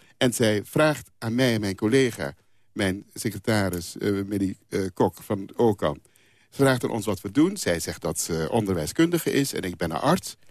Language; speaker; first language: Dutch; non-native, local second language; Papiamento